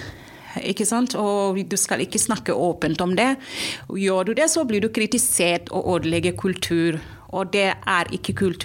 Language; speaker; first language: Norwegian; non-native, fluent; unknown